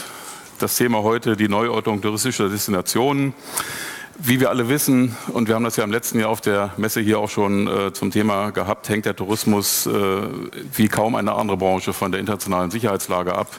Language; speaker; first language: German; native; German